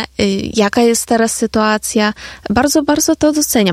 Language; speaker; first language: Polish; non-native, fluent; Ukrainian